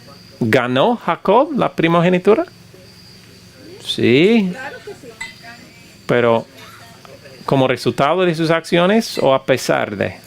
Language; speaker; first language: Spanish; non-native, fluent; English